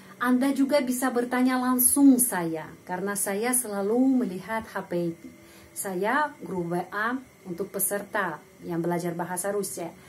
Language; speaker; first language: Indonesian; non-native, fluent; Russian